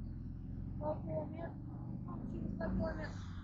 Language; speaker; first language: French; non-native, learner; Russian